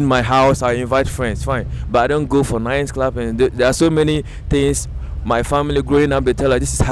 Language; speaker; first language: English; native; English